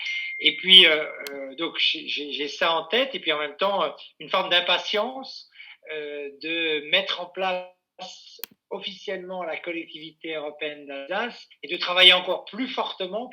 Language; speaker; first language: French; native; French